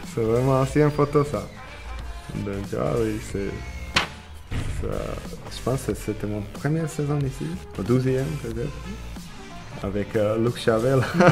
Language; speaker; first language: French; non-native, learner; Slovak